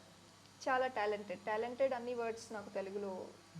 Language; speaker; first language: Telugu; non-native, learner; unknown